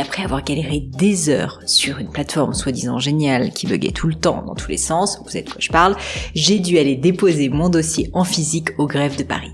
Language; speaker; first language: French; native; French